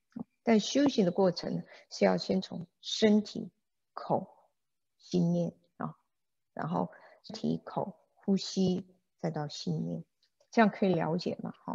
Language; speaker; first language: Chinese; native; Chinese